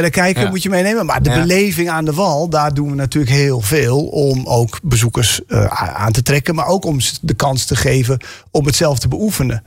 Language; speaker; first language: Dutch; native; Dutch